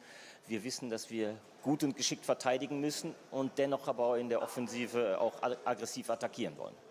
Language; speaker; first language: German; native; German